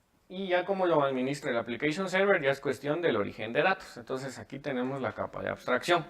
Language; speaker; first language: Spanish; native; Spanish